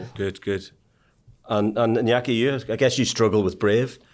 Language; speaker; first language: English; native; English